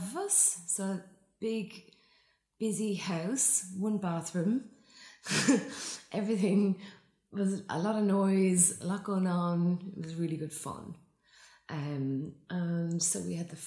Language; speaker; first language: English; native; English